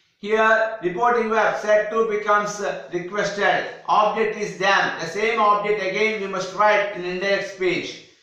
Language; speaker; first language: English; non-native, local second language; Telugu